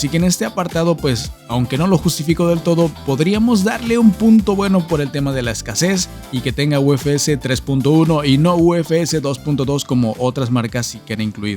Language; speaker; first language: Spanish; native; Spanish